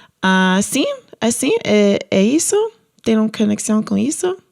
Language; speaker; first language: Portuguese; non-native, learner; English